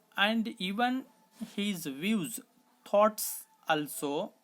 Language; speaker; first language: English; non-native, local second language; Kannada